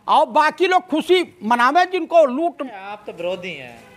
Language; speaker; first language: Hindi; native; Hindi